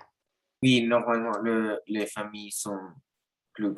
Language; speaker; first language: French; non-native, learner; Spanish